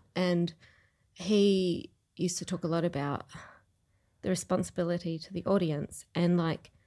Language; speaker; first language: English; native; English